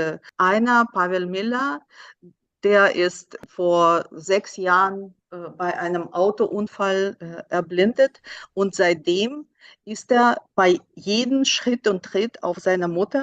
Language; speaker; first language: German; non-native, fluent; Russian